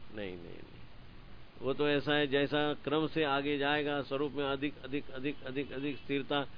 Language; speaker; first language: Hindi; non-native, local second language; Gujarati